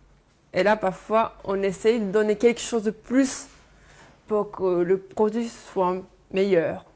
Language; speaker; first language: French; non-native, fluent; Japanese